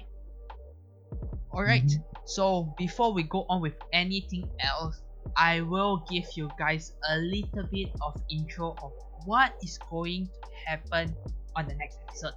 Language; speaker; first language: English; non-native, local second language; Chinese